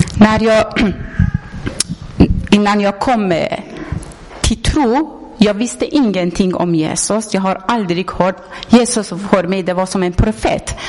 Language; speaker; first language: Swedish; non-native, learner; Persian